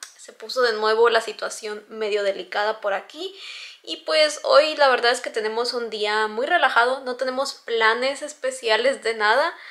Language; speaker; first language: Spanish; native; Spanish